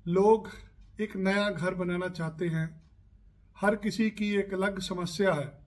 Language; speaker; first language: Hindi; non-native, local second language; Punjabi